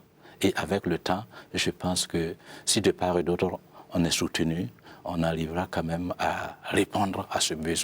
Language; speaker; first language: French; non-native, local second language; Mossi